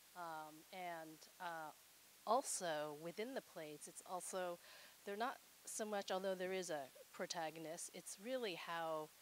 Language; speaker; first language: English; native; English